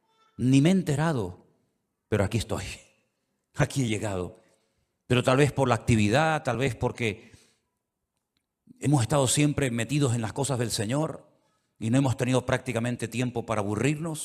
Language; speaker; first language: Spanish; native; Spanish